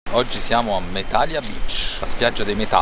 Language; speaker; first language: Italian; native; Italian